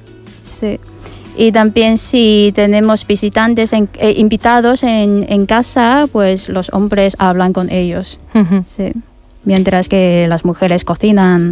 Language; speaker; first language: Spanish; non-native, fluent; Chinese